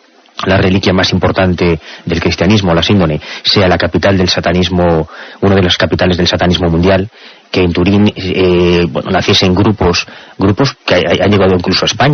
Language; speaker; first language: Spanish; native; Spanish